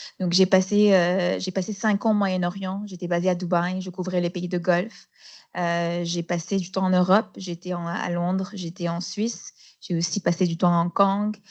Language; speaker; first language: French; non-native, local second language; Arabic